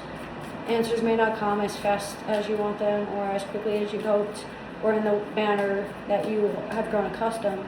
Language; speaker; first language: English; native; English